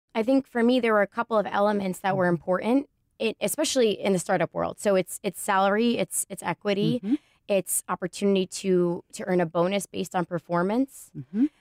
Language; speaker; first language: English; native; English